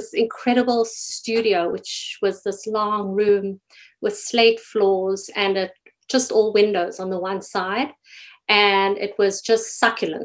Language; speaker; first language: English; native; English